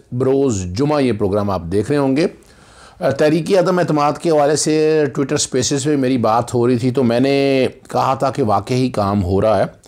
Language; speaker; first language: Urdu; non-native, local second language; Punjabi